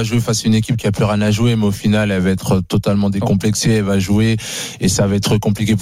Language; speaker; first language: French; native; French